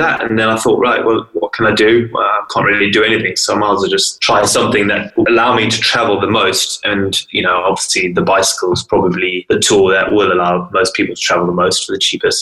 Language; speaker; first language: English; native; English